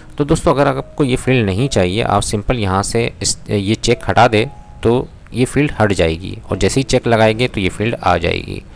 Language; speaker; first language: Urdu; non-native, local second language; Punjabi